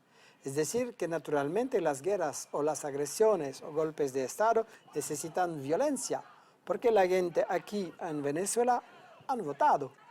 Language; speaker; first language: Spanish; non-native, fluent; French